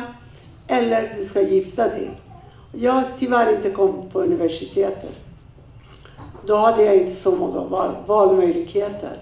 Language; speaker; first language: Swedish; non-native, fluent; Persian